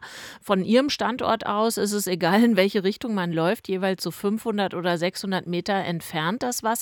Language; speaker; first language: German; native; German